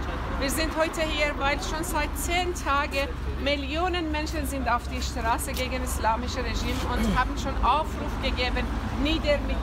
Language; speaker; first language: German; non-native, fluent; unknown